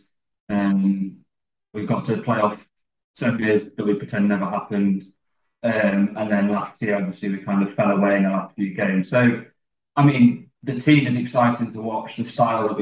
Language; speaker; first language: English; native; English